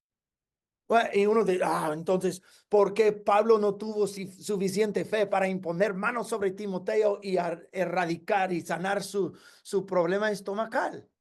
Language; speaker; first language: Spanish; non-native, fluent; English